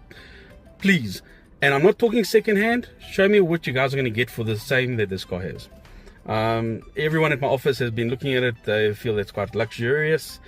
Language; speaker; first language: English; native; English